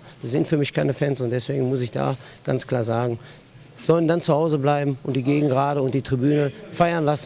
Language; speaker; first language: German; native; German